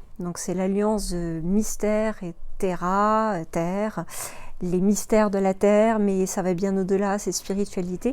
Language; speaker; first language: French; native; French